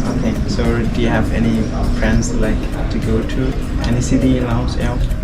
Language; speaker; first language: English; non-native, learner; Lao